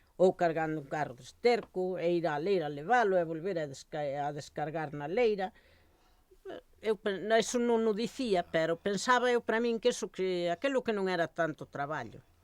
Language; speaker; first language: Galician; native; Galician